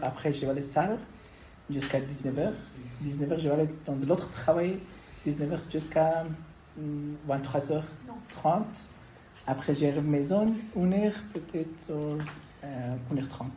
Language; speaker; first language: French; non-native, learner; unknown